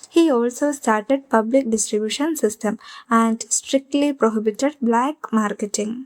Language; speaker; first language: English; non-native, local second language; Malayalam